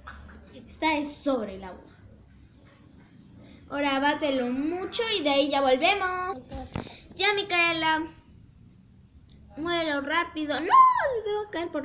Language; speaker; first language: Spanish; native; Spanish